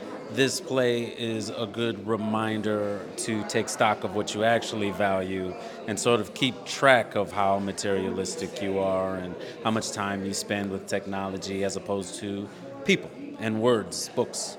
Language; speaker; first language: English; native; English